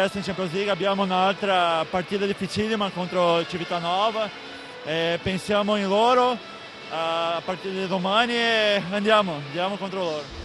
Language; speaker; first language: Italian; non-native, learner; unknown